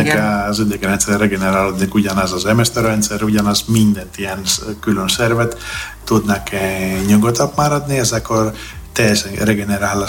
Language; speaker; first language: Hungarian; non-native, fluent; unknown